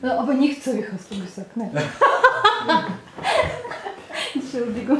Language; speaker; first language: German; non-native, learner; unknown